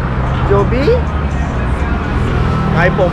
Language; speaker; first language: Spanish; non-native, learner; Japanese